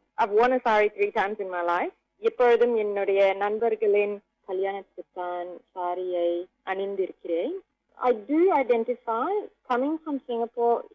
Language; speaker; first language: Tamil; non-native, local second language; English